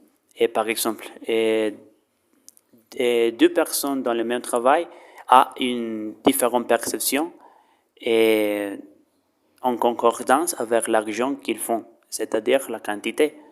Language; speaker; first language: French; non-native, learner; Spanish